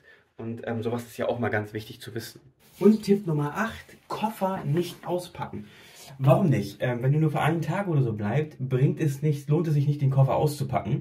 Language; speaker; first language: German; native; German